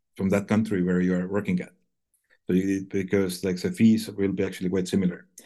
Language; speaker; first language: English; non-native, fluent; Estonian